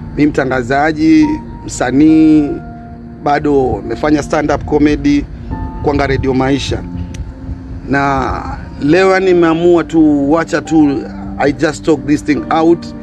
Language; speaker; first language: Swahili; non-native, local second language; Giryama